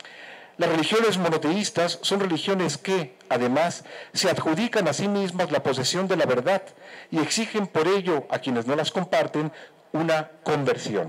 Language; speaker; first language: Spanish; native; Spanish